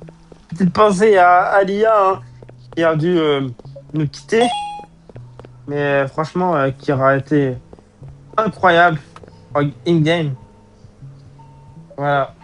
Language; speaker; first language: French; native; French